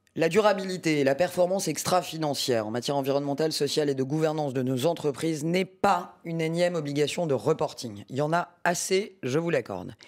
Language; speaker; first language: French; native; French